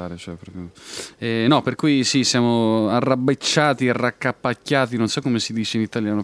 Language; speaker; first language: Italian; native; Italian